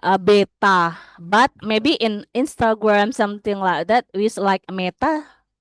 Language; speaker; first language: English; non-native, learner; Indonesian